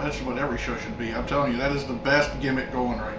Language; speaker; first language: English; native; English